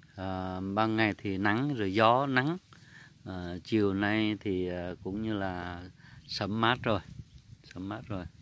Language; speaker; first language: Vietnamese; native; Vietnamese